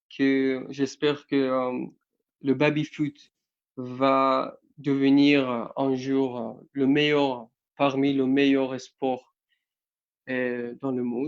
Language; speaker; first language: French; non-native, fluent; Persian